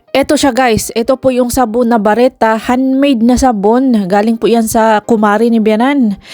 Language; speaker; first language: Filipino; non-native, local second language; Cebuano